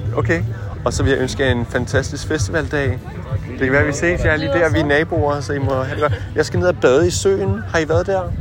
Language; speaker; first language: Danish; native; Danish